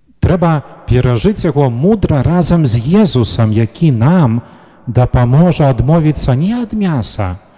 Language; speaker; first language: Belarusian; native; Belarusian